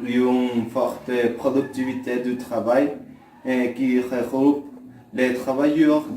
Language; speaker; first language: French; non-native, learner; Spanish